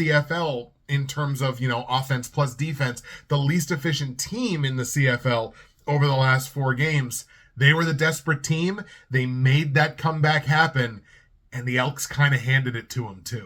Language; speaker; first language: English; native; English